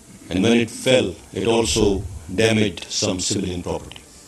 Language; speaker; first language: English; non-native, local second language; Urdu